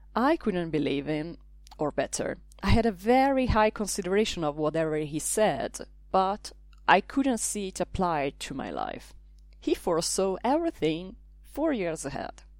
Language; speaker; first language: English; non-native, fluent; Italian